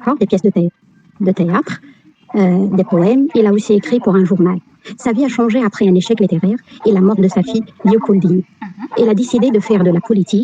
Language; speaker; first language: French; non-native, learner; Arabic